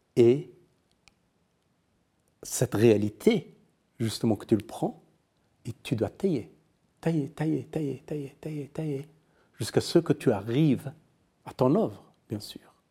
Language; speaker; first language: French; non-native, fluent; Persian